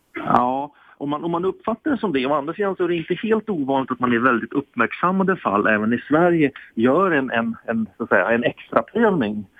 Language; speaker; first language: Swedish; native; Swedish